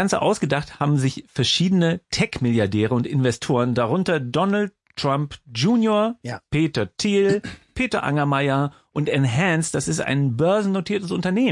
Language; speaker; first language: German; native; German